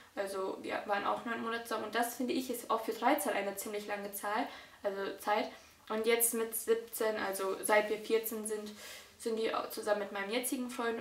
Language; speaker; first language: German; early bilingual, other home language; Russian